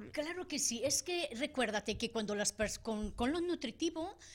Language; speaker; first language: Spanish; native; Spanish